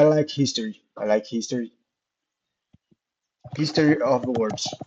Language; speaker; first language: English; non-native, learner; Portuguese